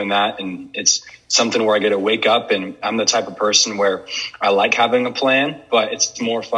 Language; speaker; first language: English; native; English